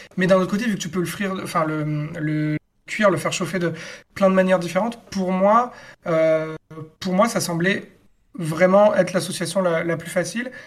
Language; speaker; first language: French; native; French